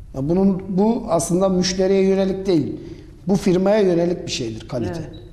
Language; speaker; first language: Turkish; native; Turkish